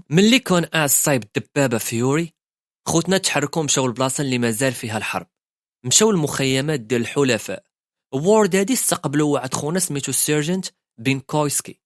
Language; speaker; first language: Arabic; native; Arabic